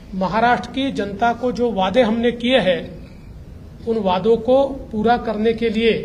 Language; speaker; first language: Hindi; non-native, local second language; Marathi